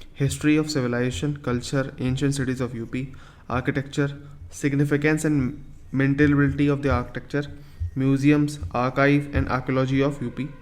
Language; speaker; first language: Hindi; native; Hindi